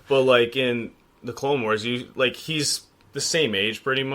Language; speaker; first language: English; native; English